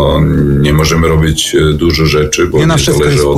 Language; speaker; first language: Polish; non-native, learner; Serbian